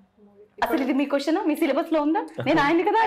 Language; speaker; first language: Telugu; native; Telugu